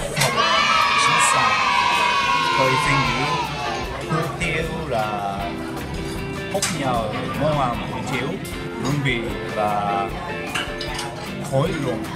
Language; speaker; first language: Vietnamese; non-native, learner; Japanese